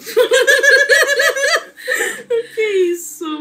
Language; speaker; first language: Portuguese; non-native, learner; Russian